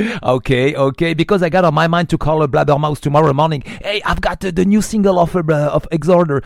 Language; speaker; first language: English; non-native, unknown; French